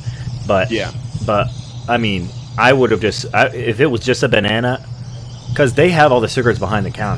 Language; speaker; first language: English; native; English